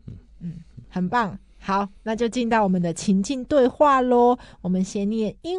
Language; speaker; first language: Chinese; native; Chinese